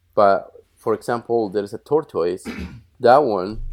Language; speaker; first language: English; non-native, fluent; Spanish